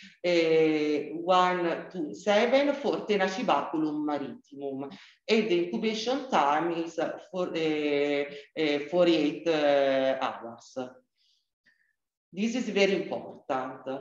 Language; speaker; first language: English; non-native, learner; Italian